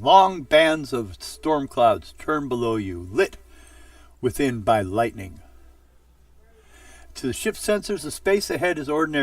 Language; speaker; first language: English; native; English